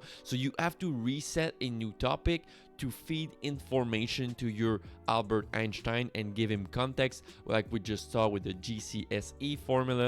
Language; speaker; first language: English; non-native, fluent; French